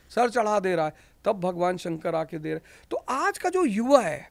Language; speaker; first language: Hindi; native; Hindi